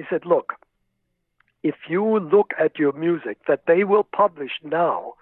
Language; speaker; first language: English; native; English